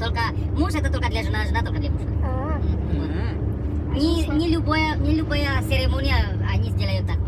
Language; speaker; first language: Russian; non-native, learner; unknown